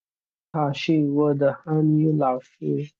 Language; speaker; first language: Chinese; non-native, learner; Bangla